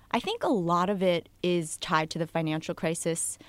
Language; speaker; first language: English; native; English